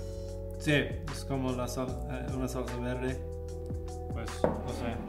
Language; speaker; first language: Spanish; non-native, learner; English